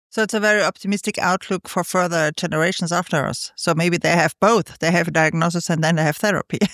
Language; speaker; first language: English; non-native, fluent; German